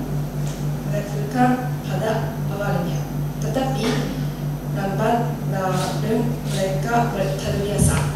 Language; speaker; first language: Indonesian; non-native, learner; Japanese